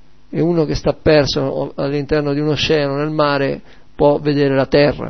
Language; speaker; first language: Italian; native; Italian